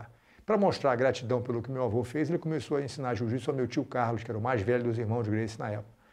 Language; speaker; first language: Portuguese; native; Portuguese